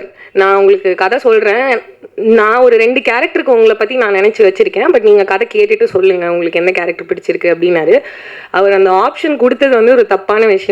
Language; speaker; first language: Tamil; native; Tamil